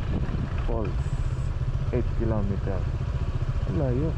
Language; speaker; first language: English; non-native, local second language; Filipino